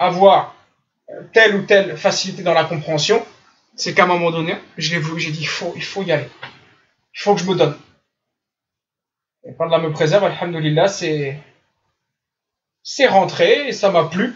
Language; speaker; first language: French; native; French